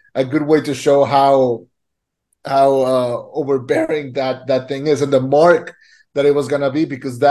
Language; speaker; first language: English; non-native, fluent; Spanish